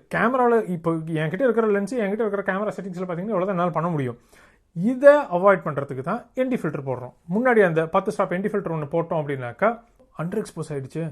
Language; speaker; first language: Tamil; native; Tamil